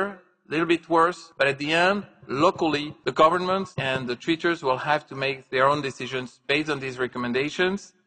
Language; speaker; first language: English; non-native, fluent; French